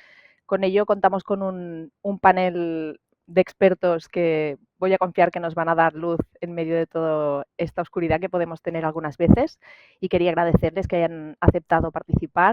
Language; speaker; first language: Spanish; native; Spanish